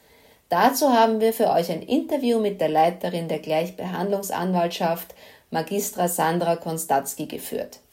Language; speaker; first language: German; native; German